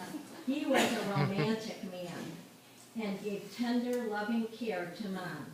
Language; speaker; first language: English; native; English